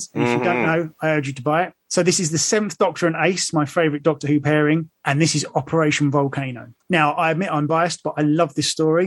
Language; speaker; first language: English; native; English